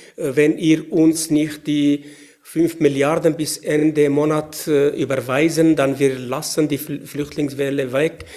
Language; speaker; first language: German; non-native, fluent; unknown